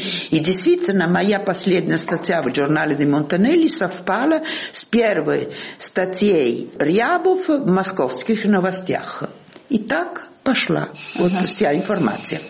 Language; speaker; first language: Russian; non-native, fluent; Italian